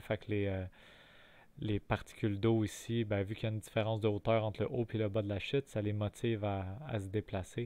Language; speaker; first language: French; native; French